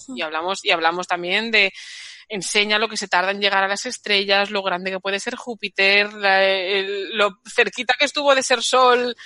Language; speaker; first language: Spanish; native; Spanish